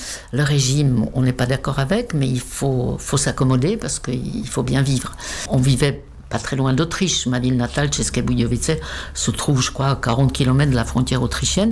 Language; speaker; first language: French; non-native, fluent; Czech